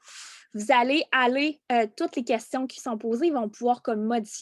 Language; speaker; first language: French; native; French